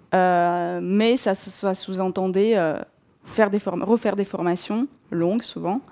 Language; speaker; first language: French; non-native, fluent; Russian